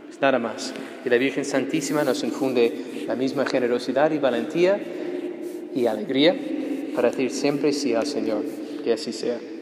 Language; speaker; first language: Spanish; non-native, fluent; English